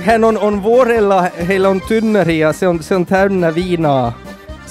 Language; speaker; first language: Finnish; non-native, learner; Swedish